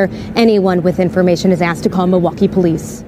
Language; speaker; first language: English; native; English